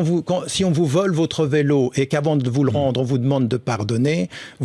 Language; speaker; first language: French; early bilingual, other home language; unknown